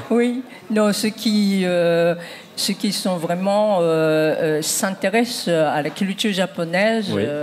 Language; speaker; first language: French; non-native, fluent; Japanese